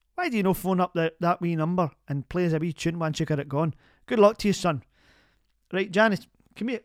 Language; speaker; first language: English; native; English